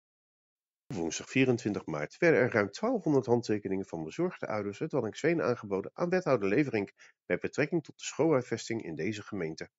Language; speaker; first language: Dutch; native; Dutch